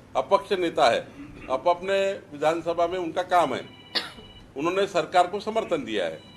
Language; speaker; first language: Hindi; non-native, local second language; Marathi